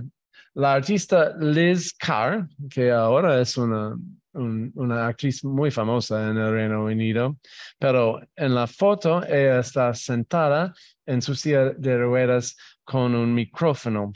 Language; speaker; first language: Spanish; non-native, fluent; English